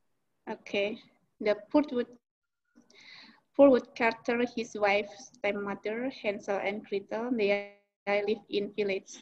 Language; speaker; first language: English; non-native, learner; Indonesian